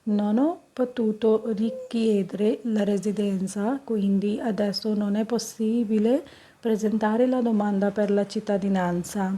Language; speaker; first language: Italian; non-native, fluent; Punjabi